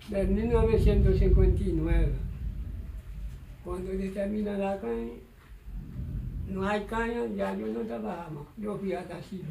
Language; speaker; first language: Spanish; non-native, learner; Haitian Creole